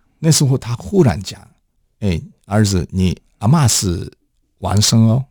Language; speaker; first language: Chinese; non-native, fluent; Japanese